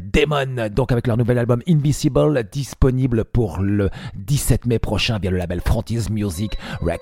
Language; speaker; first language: French; native; French